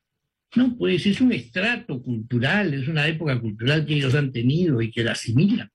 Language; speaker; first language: Spanish; native; Spanish